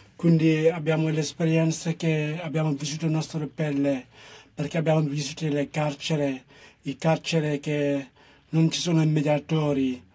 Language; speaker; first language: Italian; non-native, fluent; Wolof